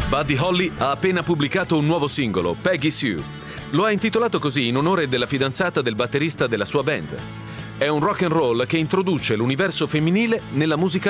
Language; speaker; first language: Italian; native; Italian